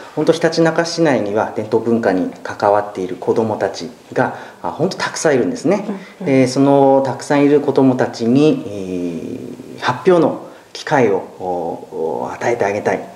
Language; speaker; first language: Japanese; native; Japanese